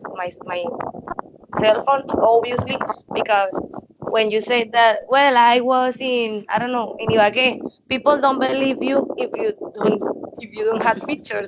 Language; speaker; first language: English; non-native, learner; Spanish